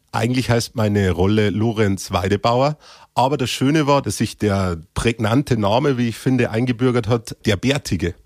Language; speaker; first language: German; native; German